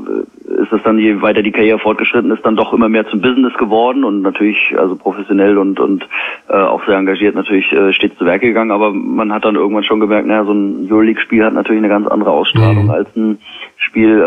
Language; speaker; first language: German; native; German